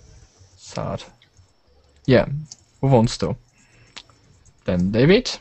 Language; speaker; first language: English; non-native, learner; German